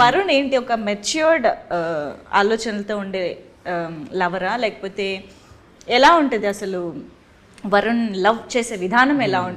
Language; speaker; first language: Telugu; native; Telugu